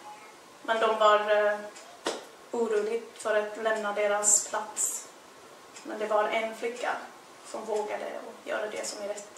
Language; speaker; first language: Swedish; non-native, fluent; English